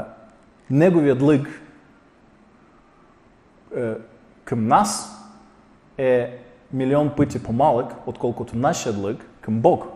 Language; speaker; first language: Bulgarian; non-native, fluent; Russian